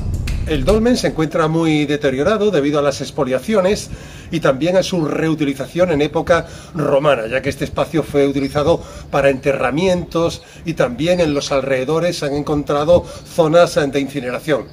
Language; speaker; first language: Spanish; native; Spanish